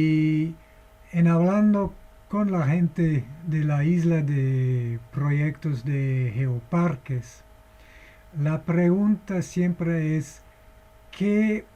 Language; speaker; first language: Spanish; non-native, fluent; English